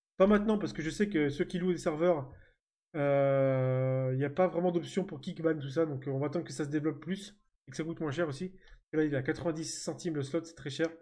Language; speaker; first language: French; native; French